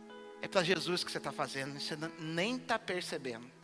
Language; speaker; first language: Portuguese; native; Portuguese